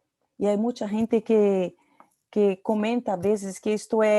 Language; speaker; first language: Portuguese; non-native, learner; Spanish